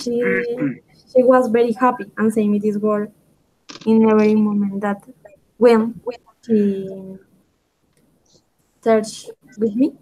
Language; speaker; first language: English; non-native, learner; Spanish